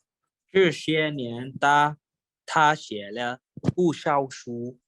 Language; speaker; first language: Chinese; non-native, learner; Indonesian